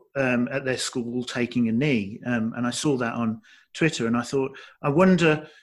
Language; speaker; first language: English; native; English